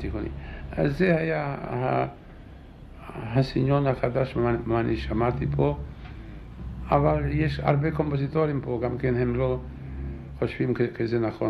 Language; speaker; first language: Hebrew; non-native, fluent; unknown